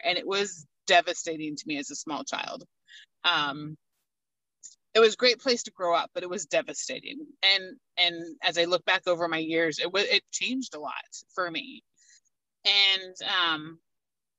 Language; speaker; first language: English; native; English